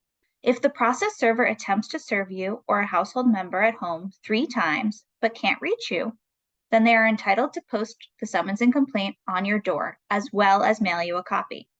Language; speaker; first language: English; native; English